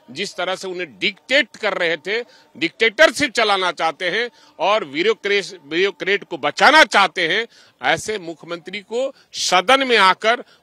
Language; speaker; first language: Hindi; native; Hindi